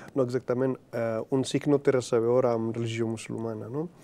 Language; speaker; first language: Catalan; non-native, fluent; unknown